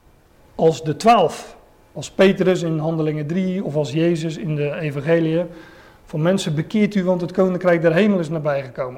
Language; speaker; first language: Dutch; native; Dutch